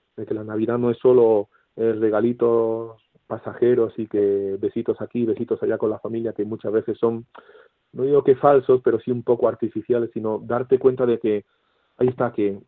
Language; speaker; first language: Spanish; native; Spanish